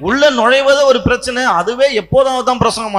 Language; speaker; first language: Tamil; native; Tamil